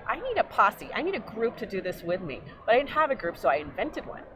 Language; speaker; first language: English; native; English